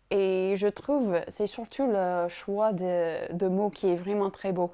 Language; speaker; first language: French; non-native, fluent; English